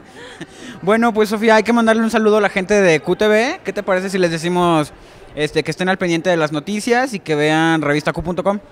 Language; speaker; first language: Spanish; native; Spanish